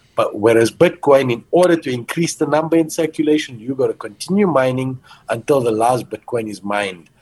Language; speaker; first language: English; early bilingual, other home language; Portuguese